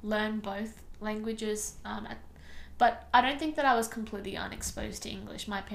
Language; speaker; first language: English; non-native, local second language; Tamil